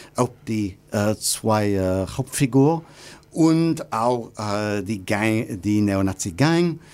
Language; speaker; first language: German; non-native, learner; English